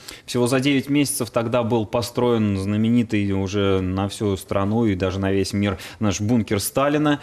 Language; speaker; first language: Russian; native; Russian